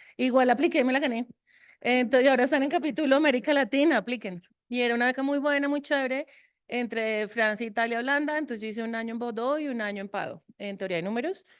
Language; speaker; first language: Spanish; early bilingual, other home language; French